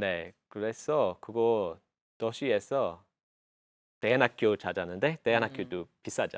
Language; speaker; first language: Korean; non-native, fluent; English